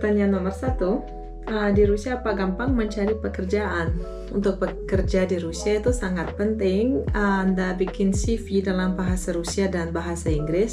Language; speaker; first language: Indonesian; non-native, fluent; Russian